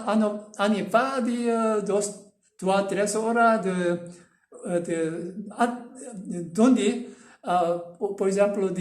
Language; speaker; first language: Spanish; non-native, learner; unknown